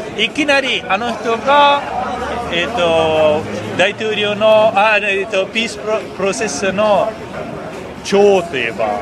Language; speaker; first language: Japanese; non-native, fluent; Persian